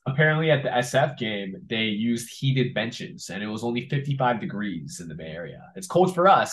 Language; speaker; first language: English; native; English